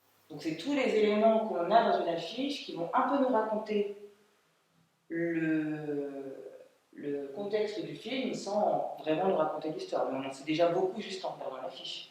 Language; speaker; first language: French; native; French